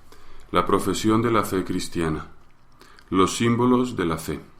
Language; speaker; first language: Spanish; native; Spanish